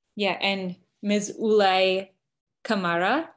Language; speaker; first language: English; native; English